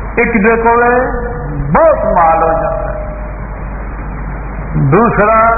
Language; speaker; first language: Urdu; non-native, local second language; Punjabi